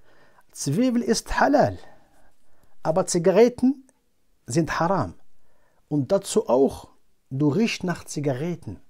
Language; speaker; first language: German; non-native, fluent; Arabic